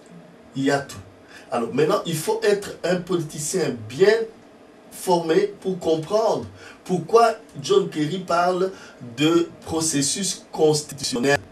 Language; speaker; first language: French; non-native, local second language; Lingala